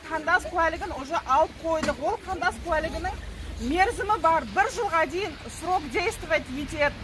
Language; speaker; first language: Kazakh; early bilingual, heritage; Kazakh